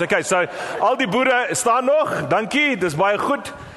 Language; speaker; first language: Afrikaans; non-native, local second language; English